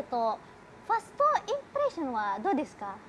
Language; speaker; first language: Japanese; non-native, learner; Indonesian